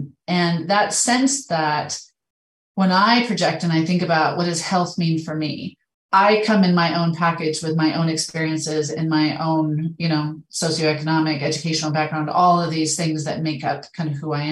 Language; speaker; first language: English; native; English